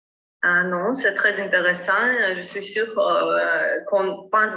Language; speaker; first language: French; non-native, learner; Armenian